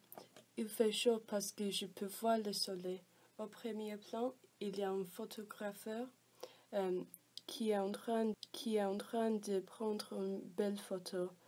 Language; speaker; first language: French; non-native, learner; English